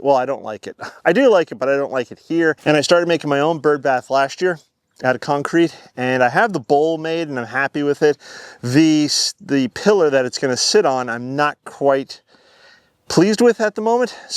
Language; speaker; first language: English; native; English